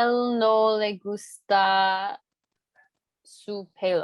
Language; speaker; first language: Spanish; non-native, learner; English